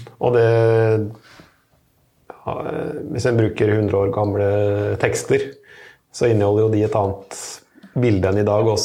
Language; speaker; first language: Norwegian; native; Norwegian